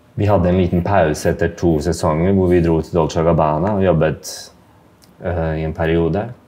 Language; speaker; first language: Norwegian; early bilingual, other home language; Bosnian